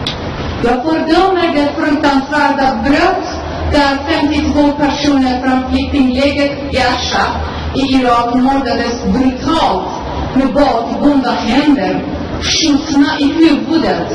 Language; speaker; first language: Swedish; non-native, fluent; Persian